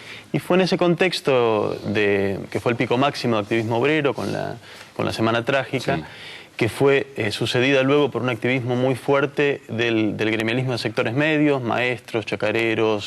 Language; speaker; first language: Spanish; native; Spanish